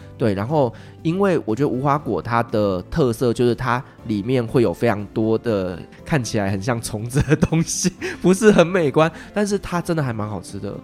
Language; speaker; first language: Chinese; native; Chinese